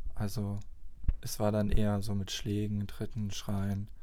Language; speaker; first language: German; native; German